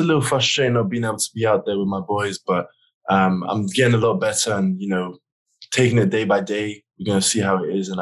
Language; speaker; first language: English; native; English